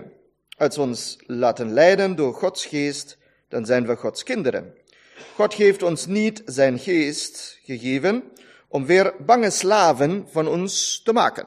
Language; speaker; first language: Dutch; non-native, fluent; German